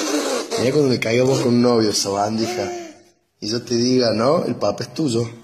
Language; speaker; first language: Spanish; native; Spanish